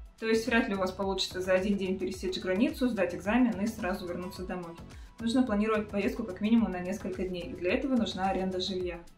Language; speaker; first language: Russian; native; Russian